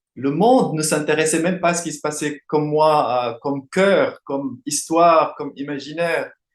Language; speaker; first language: French; non-native, local second language; Arabic